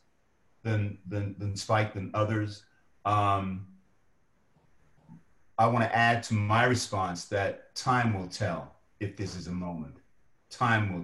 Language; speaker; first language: English; native; English